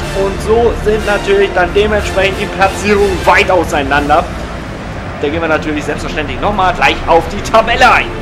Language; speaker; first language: German; native; German